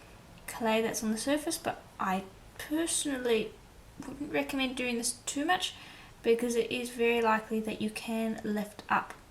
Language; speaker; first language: English; native; English